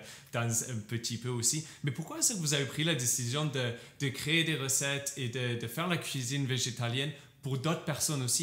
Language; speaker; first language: French; native; French